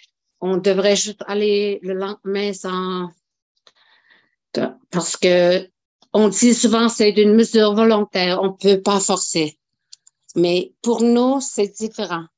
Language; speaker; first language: French; non-native, local second language; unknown